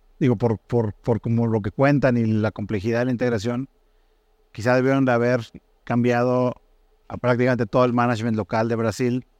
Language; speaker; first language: Spanish; native; Spanish